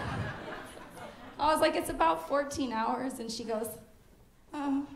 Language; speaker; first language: English; native; English